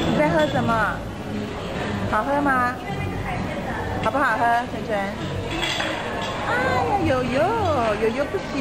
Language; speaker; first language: Chinese; native; Chinese